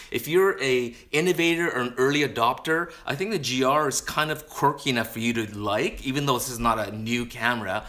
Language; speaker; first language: English; native; English